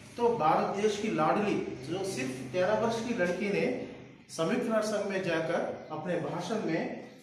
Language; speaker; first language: Hindi; non-native, local second language; Telugu